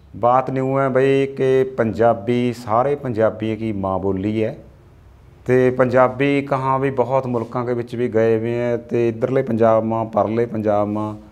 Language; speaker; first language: Punjabi; native; Punjabi